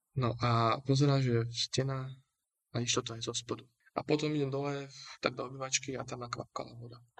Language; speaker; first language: Slovak; native; Slovak